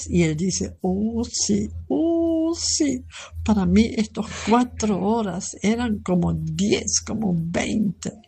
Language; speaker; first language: Spanish; non-native, fluent; German